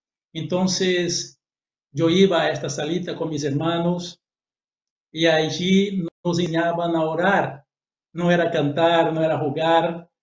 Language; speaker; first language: Spanish; non-native, fluent; Portuguese